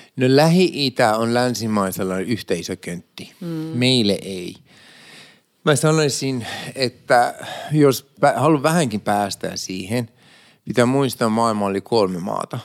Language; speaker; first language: Finnish; early bilingual, other home language; Persian